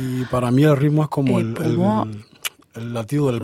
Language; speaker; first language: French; non-native, learner; Spanish